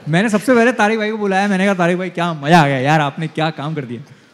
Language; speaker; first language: Hindi; native; Hindi